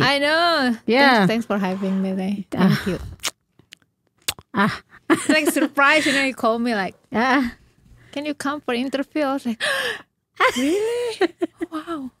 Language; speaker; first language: English; non-native, fluent; Indonesian